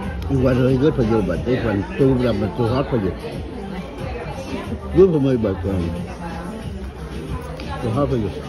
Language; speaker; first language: English; non-native, learner; Vietnamese